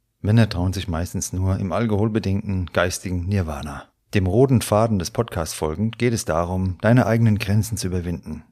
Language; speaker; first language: German; native; German